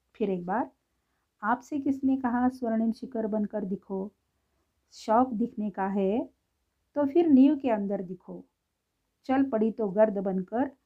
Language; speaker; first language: Hindi; non-native, local second language; Marathi